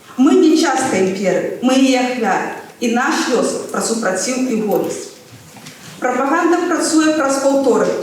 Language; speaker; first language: Belarusian; non-native, local second language; Russian